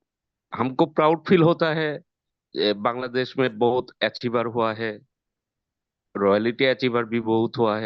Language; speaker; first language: Hindi; non-native, learner; Bangla